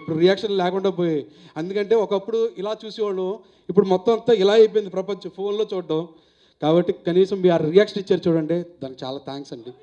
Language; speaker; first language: Telugu; native; Telugu